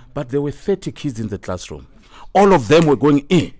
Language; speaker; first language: English; non-native, local second language; Tsonga